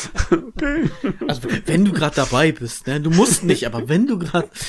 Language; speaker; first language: German; native; German